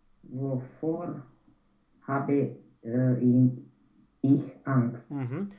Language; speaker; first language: German; non-native, fluent; Romanian